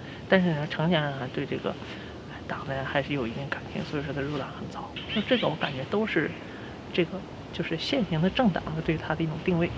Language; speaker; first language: Chinese; native; Chinese